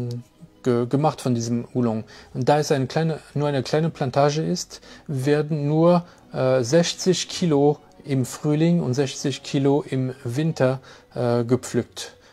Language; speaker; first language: German; non-native, fluent; French